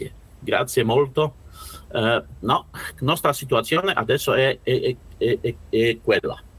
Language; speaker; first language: Italian; non-native, learner; Russian